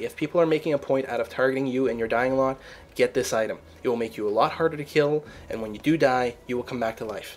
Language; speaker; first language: English; native; English